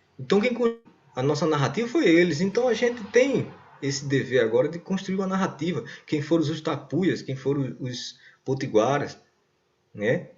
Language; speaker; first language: Portuguese; native; Portuguese